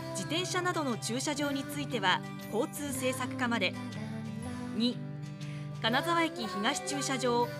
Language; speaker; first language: Japanese; native; Japanese